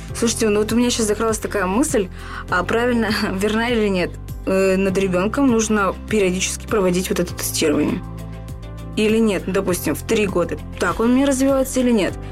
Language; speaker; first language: Russian; native; Russian